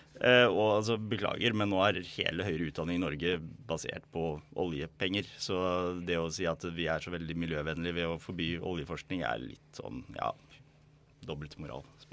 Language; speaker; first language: Norwegian; native; Norwegian